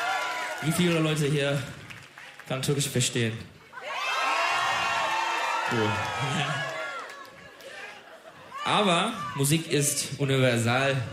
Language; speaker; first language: German; non-native, learner; Turkish